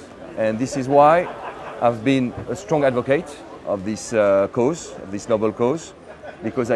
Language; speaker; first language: English; non-native, fluent; French